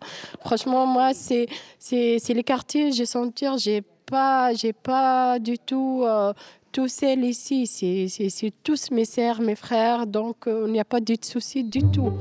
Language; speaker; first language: French; non-native, learner; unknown